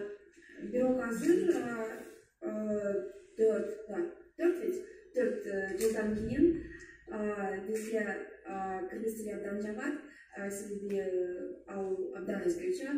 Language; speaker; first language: Kyrgyz; non-native, learner; Russian